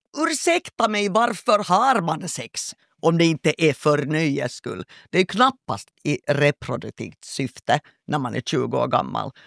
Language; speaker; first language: Swedish; native; Swedish